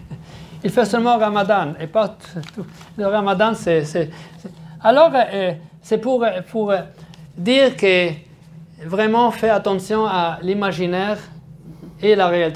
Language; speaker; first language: French; non-native, fluent; Arabic